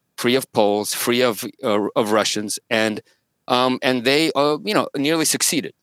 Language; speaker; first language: English; early bilingual, other home language; Russian